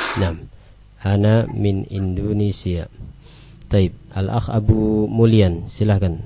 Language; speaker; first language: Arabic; non-native, fluent; Indonesian